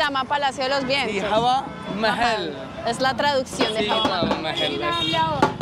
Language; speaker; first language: Spanish; native; Spanish